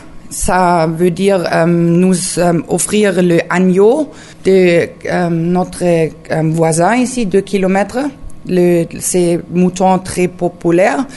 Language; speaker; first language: French; non-native, learner; German